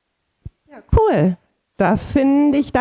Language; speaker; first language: German; native; German